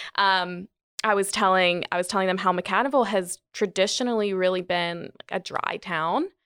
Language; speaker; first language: English; native; English